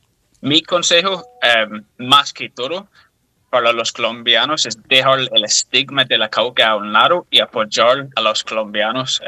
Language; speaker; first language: Spanish; non-native, fluent; English